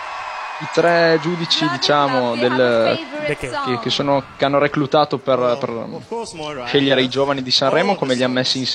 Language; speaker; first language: Italian; native; Italian